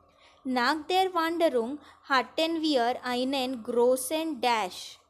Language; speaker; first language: German; non-native, fluent; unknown